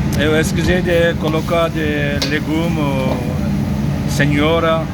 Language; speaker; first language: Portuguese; non-native, learner; Turkish